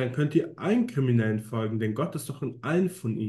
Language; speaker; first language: German; native; German